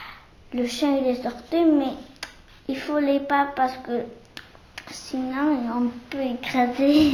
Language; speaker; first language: French; non-native, learner; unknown